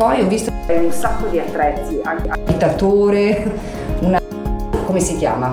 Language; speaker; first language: Italian; native; Italian